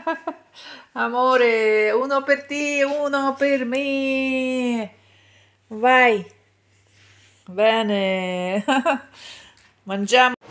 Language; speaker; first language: Italian; non-native, fluent; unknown